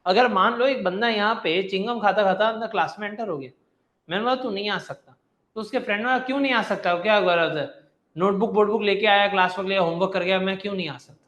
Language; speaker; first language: Hindi; non-native, local second language; Gujarati